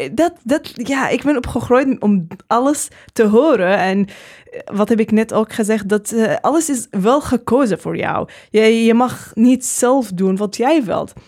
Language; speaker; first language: Dutch; non-native, learner; Arabic